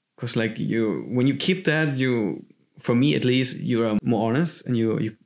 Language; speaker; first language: English; non-native, fluent; German